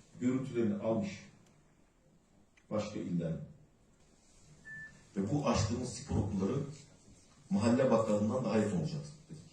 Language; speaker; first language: Turkish; native; Turkish